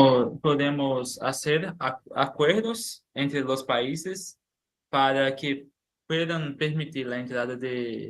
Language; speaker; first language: Spanish; non-native, learner; Portuguese